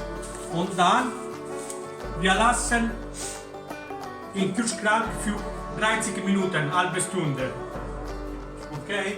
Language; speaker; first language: German; non-native, learner; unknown